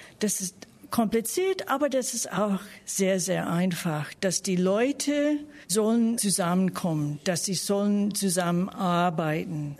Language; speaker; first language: German; non-native, fluent; English